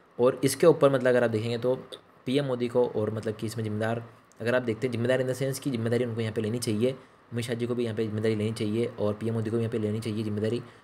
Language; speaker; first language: Hindi; native; Hindi